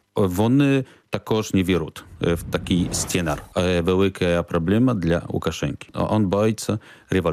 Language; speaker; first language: Ukrainian; non-native, learner; Polish